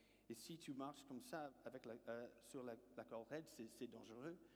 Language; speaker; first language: French; non-native, learner; English